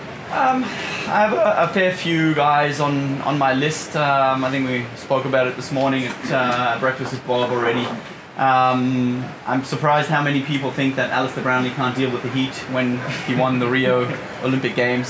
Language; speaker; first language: English; early bilingual, other home language; German